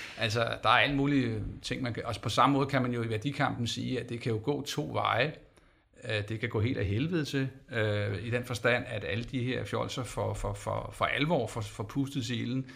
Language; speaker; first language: Danish; native; Danish